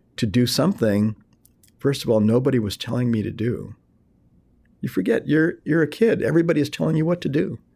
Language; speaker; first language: English; early bilingual, other home language; Spanish